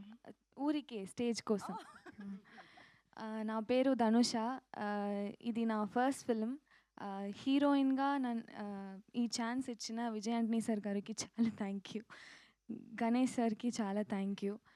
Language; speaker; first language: Telugu; non-native, learner; Tamil